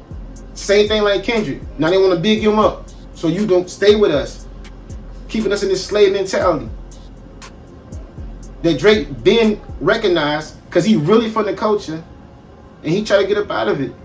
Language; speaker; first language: English; native; English